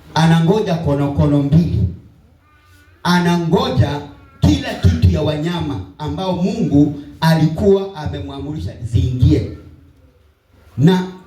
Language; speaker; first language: Swahili; non-native, local second language; Luyia